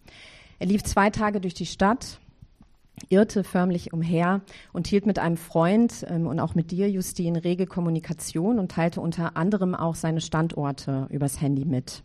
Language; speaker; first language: German; native; German